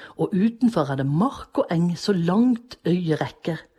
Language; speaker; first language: Norwegian; early bilingual, other home language; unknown